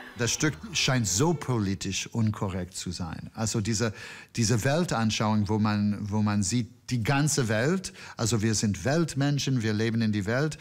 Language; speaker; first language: German; non-native, fluent; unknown